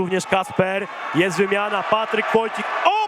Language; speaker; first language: Polish; native; Polish